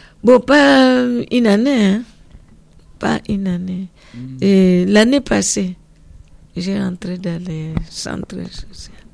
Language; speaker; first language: French; non-native, learner; Portuguese